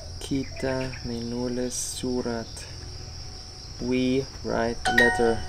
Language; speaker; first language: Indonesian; non-native, learner; German